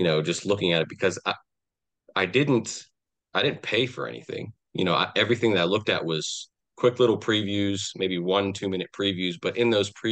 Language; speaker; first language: English; native; English